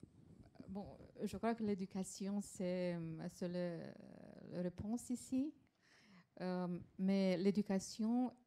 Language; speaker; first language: French; non-native, fluent; Romanian